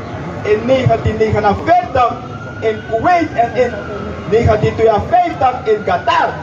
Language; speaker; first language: Dutch; non-native, local second language; Sranan Tongo